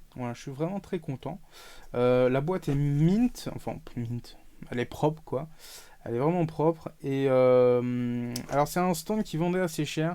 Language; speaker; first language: French; native; French